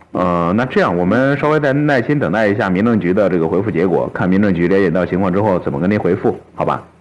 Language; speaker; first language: Chinese; native; Chinese